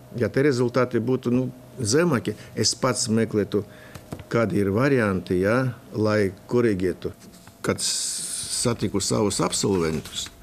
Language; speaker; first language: Latvian; non-native, local second language; Russian